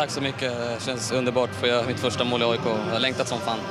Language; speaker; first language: Swedish; native; Swedish